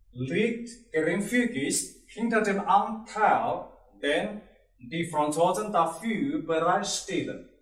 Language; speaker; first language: German; non-native, learner; Chinese